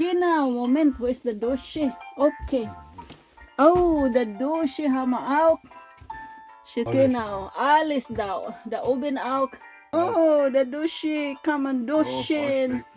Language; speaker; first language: German; non-native, learner; Filipino